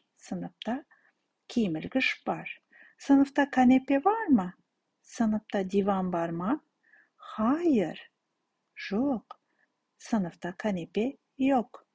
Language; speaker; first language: Turkish; non-native, fluent; Kazakh